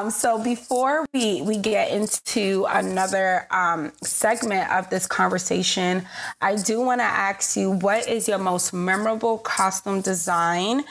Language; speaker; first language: English; native; English